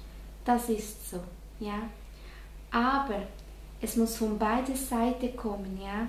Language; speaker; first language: German; non-native, fluent; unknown